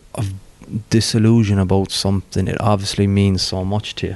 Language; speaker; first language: English; native; English